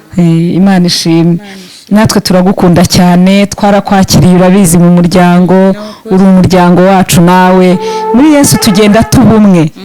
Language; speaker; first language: Kinyarwanda; native; Kinyarwanda